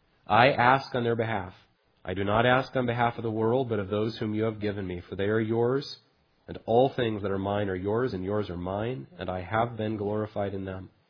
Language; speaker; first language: English; native; English